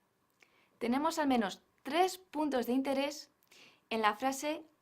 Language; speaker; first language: Spanish; non-native, fluent; English